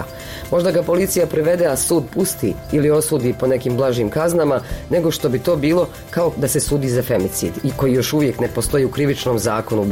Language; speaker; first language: Serbian; native; Serbian